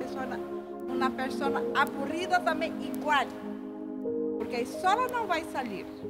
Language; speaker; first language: Spanish; non-native, learner; Portuguese